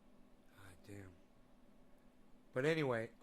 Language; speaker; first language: English; native; English